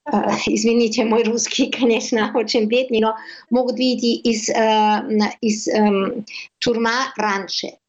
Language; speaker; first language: Russian; non-native, learner; German